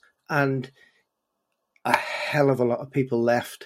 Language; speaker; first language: English; native; English